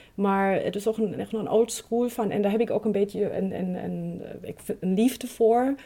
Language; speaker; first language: Dutch; non-native, fluent; German